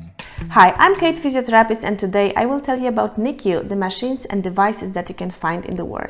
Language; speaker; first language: English; non-native, fluent; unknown